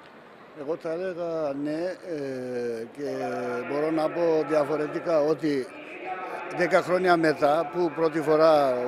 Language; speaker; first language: Greek; non-native, fluent; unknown